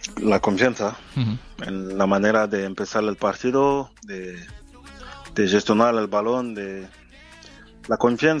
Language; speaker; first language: Spanish; non-native, fluent; French